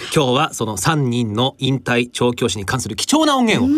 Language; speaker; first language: Japanese; native; Japanese